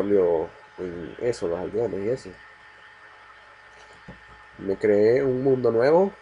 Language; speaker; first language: Spanish; native; Spanish